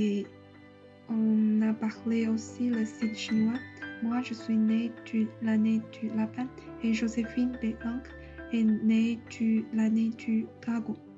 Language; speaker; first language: French; non-native, learner; Chinese